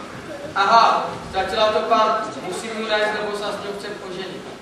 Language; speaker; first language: Czech; non-native, learner; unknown